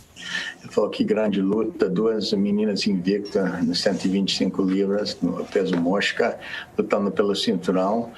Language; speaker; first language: Portuguese; non-native, fluent; English